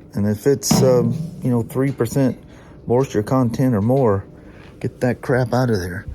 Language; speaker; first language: English; native; English